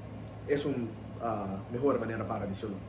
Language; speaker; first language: Spanish; non-native, learner; English